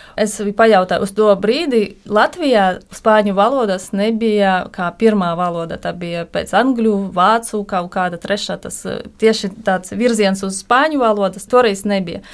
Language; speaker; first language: Latvian; non-native, local second language; Russian